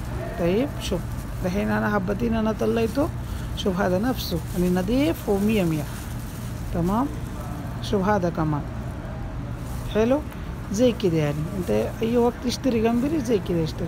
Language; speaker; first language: Arabic; non-native, learner; Bangla